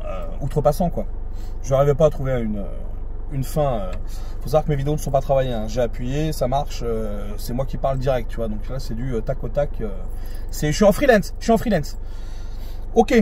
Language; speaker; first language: French; native; French